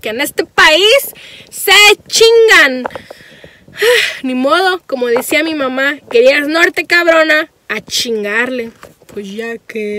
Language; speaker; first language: Spanish; early bilingual, heritage; Spanish